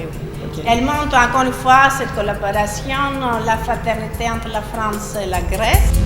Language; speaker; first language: French; non-native, fluent; Greek